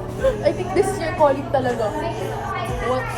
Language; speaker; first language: English; non-native, local second language; Filipino